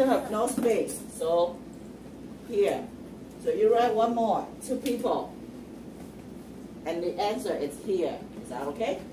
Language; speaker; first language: English; non-native, fluent; Chinese